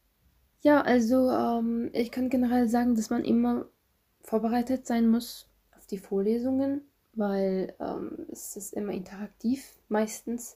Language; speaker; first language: German; non-native, fluent; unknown